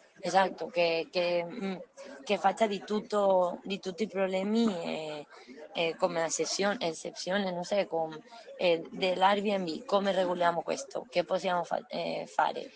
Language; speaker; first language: Italian; non-native, learner; Spanish